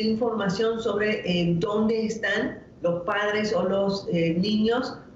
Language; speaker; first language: Spanish; non-native, fluent; English